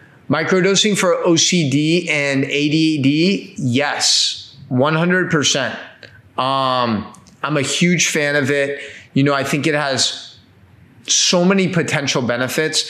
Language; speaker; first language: English; native; English